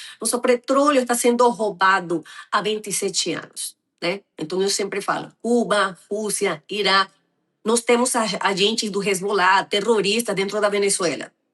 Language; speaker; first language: Portuguese; non-native, fluent; Spanish